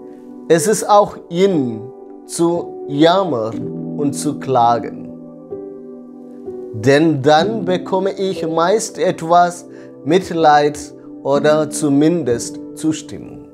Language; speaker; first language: German; non-native, fluent; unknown